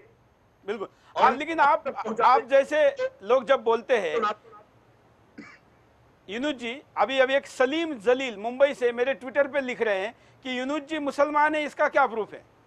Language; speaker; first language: Hindi; native; Hindi